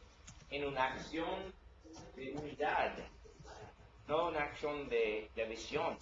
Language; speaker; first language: Spanish; non-native, learner; English